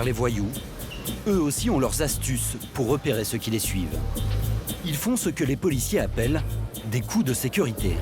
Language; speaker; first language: French; native; French